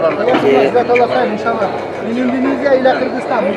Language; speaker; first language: Arabic; non-native, learner; Kyrgyz